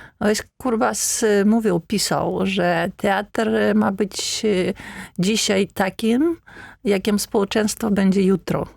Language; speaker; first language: Polish; non-native, fluent; Ukrainian